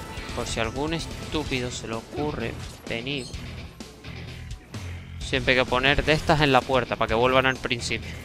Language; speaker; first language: Spanish; native; Spanish